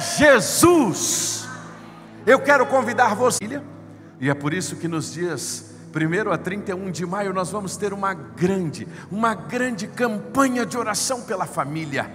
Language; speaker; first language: Portuguese; native; Portuguese